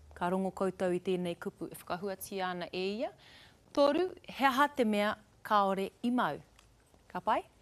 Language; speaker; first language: Māori; non-native, local second language; English